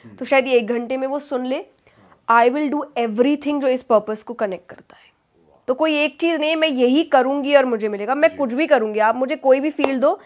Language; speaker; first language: Hindi; native; Hindi